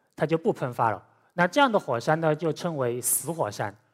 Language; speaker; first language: Chinese; native; Chinese